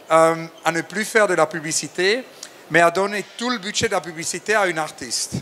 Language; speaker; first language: French; native; French